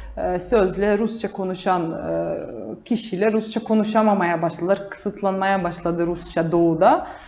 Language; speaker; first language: Turkish; non-native, fluent; Russian